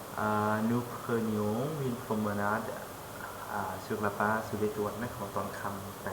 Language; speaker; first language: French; non-native, fluent; Lao